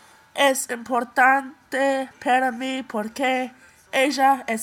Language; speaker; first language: Spanish; non-native, learner; English